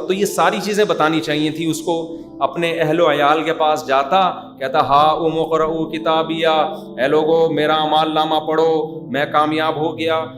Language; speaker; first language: Urdu; native; Urdu